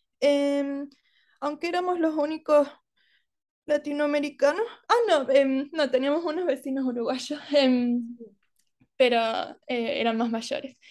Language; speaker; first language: Spanish; early bilingual, heritage; Spanish